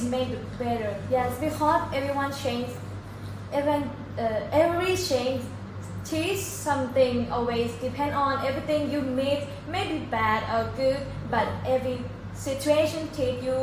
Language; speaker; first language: English; non-native, learner; Thai